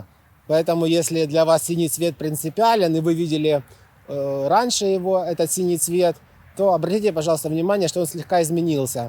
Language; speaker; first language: Russian; native; Russian